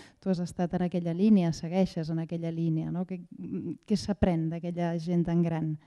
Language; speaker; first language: Catalan; native; Catalan